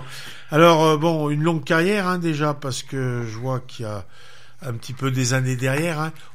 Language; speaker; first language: French; native; French